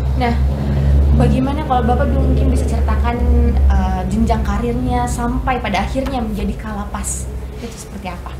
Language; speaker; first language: Indonesian; native; Indonesian